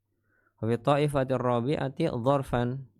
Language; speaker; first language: Arabic; non-native, fluent; Indonesian